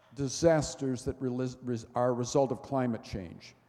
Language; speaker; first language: English; native; English